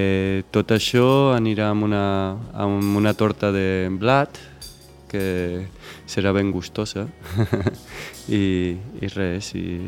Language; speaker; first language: Catalan; non-native, local second language; Spanish